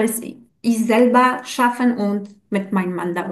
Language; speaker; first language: German; non-native, learner; Polish